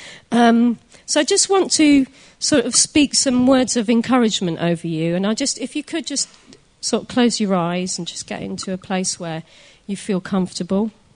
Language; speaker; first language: English; native; English